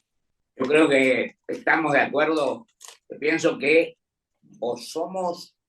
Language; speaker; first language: Spanish; native; Spanish